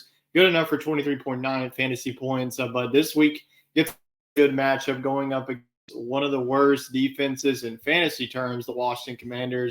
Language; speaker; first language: English; native; English